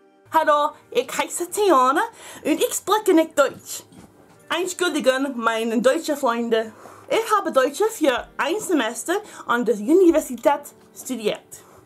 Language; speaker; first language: German; non-native, learner; English